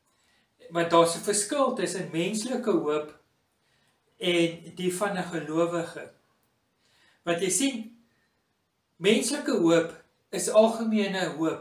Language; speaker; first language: Afrikaans; native; Afrikaans